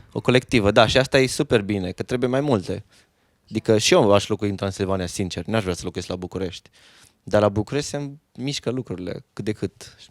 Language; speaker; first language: Romanian; native; Romanian